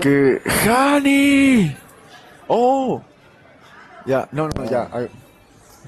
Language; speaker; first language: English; non-native, learner; Spanish